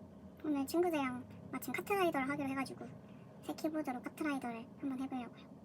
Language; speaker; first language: Korean; native; Korean